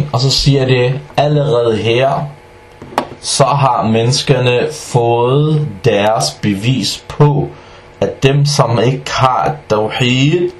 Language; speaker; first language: Danish; non-native, fluent; Arabic